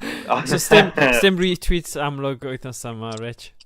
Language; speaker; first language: Welsh; native; Welsh